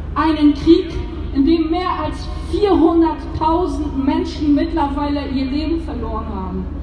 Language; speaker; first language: German; early bilingual, other home language; Polish